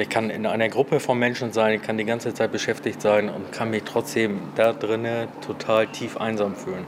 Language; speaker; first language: German; native; German